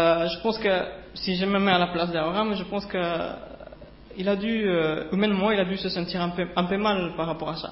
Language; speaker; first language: French; native; French